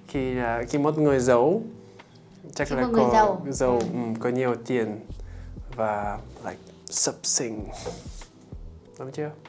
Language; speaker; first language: Vietnamese; non-native, learner; English